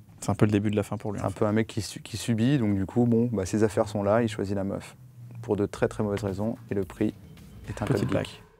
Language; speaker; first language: French; native; French